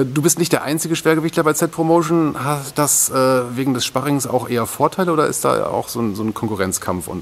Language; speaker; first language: German; native; German